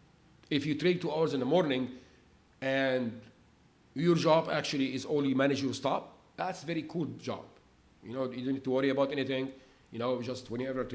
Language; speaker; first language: English; non-native, fluent; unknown